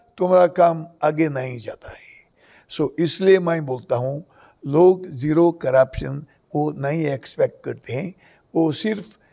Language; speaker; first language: Hindi; non-native, local second language; Konkani